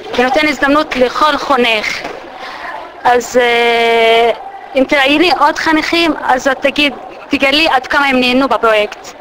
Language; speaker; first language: Hebrew; non-native, local second language; Arabic